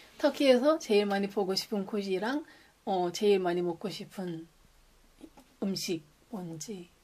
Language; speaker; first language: Korean; non-native, fluent; Turkish